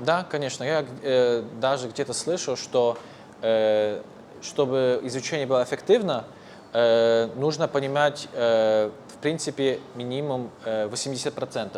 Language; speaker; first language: Russian; non-native, fluent; Polish